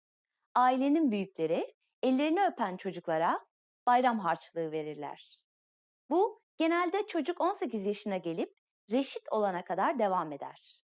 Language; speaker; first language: Turkish; native; Turkish